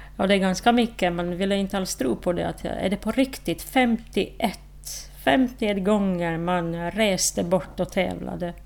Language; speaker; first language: Swedish; non-native, fluent; Slovak